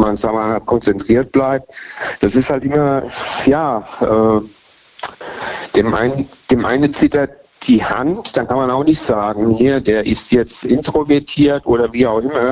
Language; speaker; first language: German; native; German